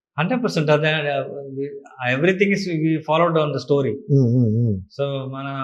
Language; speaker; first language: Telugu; non-native, learner; Kannada